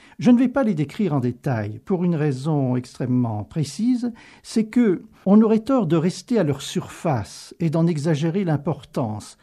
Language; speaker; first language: French; native; French